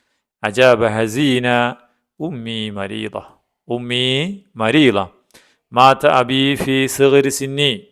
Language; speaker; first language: Arabic; non-native, fluent; Malayalam